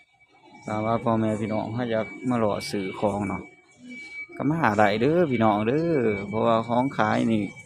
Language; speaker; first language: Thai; non-native, local second language; Lao